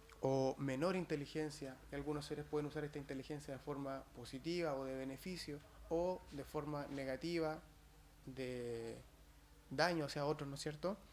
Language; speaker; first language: Spanish; native; Spanish